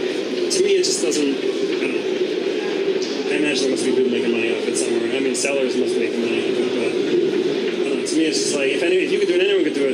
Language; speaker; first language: English; native; English